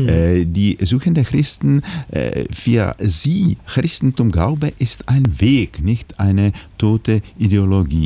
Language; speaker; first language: German; non-native, fluent; Czech